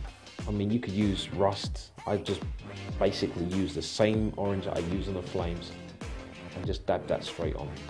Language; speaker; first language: English; native; English